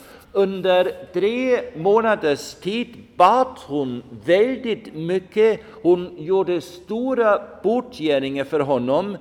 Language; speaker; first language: Swedish; non-native, fluent; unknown